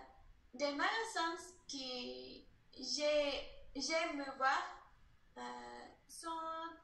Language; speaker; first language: French; non-native, learner; Spanish